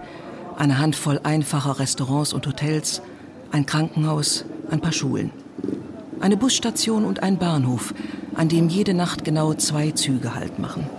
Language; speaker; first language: German; native; German